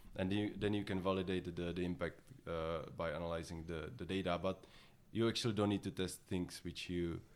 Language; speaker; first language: English; non-native, fluent; Czech